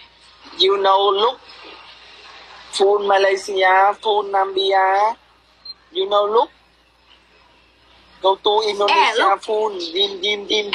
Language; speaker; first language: English; non-native, learner; Vietnamese